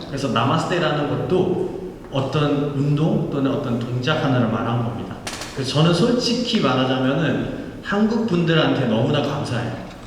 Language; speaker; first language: Korean; non-native, fluent; Nepali